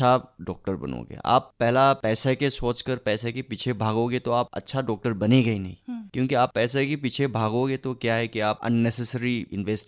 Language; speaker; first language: Hindi; non-native, local second language; Manipuri